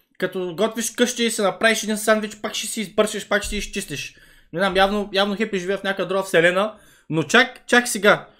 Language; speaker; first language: Bulgarian; early bilingual, other home language; Vietnamese